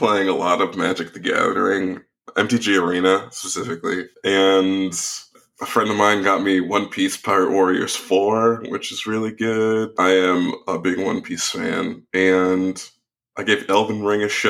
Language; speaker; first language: English; native; English